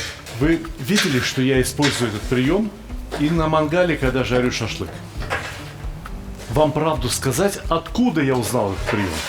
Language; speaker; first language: Russian; native; Russian